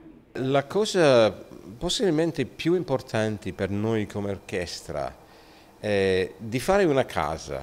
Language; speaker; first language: Italian; non-native, fluent; English